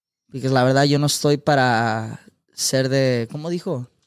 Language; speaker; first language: English; early bilingual, other home language; Spanish